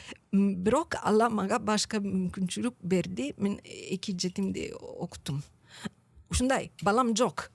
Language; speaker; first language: Kyrgyz; non-native, learner; Italian